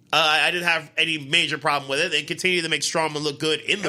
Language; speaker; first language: English; native; English